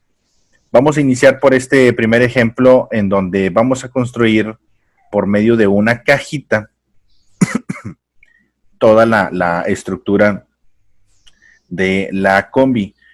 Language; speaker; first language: Spanish; native; Spanish